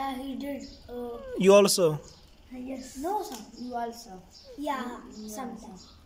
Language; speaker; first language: English; non-native, learner; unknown